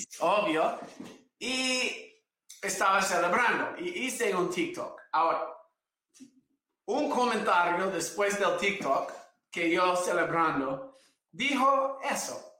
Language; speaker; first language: Spanish; non-native, fluent; English